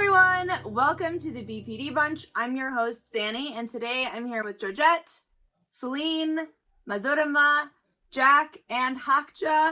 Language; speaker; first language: English; native; English